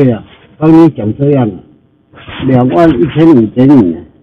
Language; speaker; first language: Chinese; native; Chinese